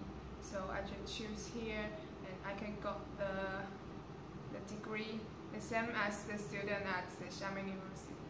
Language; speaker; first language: English; non-native, learner; Chinese